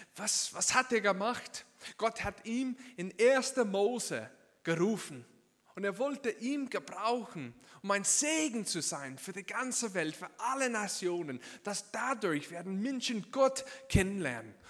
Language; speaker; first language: German; non-native, fluent; English